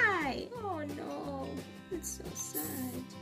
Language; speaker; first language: English; non-native, local second language; Filipino